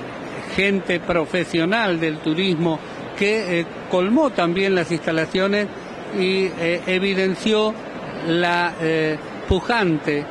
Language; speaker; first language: Spanish; native; Spanish